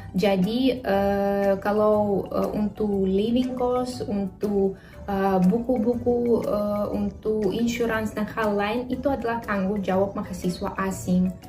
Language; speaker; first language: Indonesian; non-native, fluent; Russian